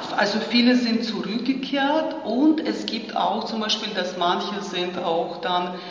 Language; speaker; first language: German; non-native, fluent; Ukrainian